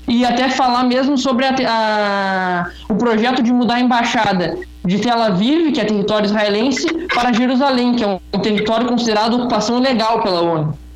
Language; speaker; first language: Portuguese; native; Portuguese